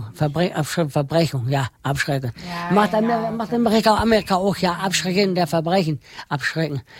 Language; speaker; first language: German; non-native, learner; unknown